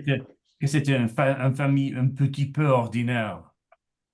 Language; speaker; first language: French; non-native, learner; English